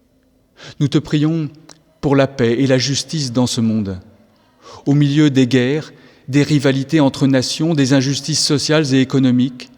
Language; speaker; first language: French; native; French